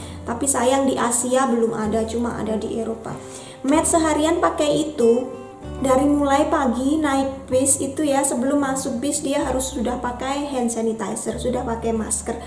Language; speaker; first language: Indonesian; native; Indonesian